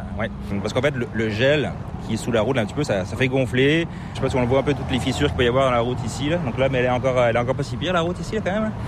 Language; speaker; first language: French; native; French